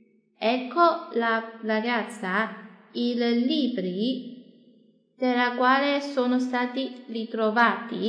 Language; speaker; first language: Italian; non-native, learner; Chinese